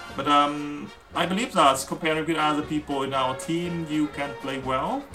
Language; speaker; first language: English; non-native, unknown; Vietnamese